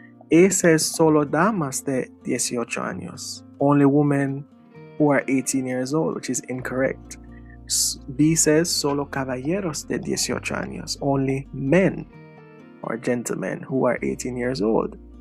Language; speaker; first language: English; native; English